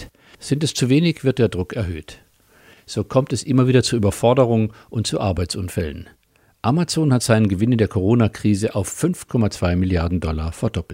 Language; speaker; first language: German; native; German